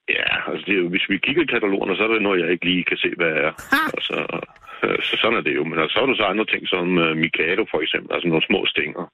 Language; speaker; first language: Danish; native; Danish